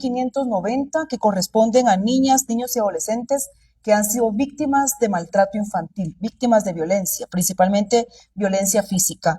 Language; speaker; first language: Spanish; native; Spanish